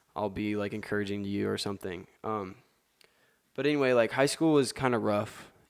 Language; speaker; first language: English; native; English